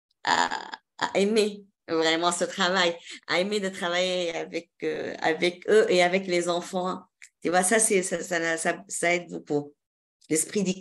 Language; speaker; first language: French; non-native, local second language; Arabic